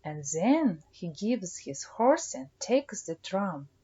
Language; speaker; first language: English; non-native, fluent; Kazakh